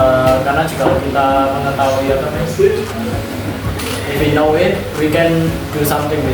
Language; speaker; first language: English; non-native, learner; Indonesian